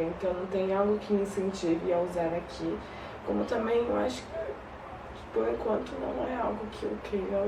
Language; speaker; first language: Portuguese; early bilingual, other home language; Arabic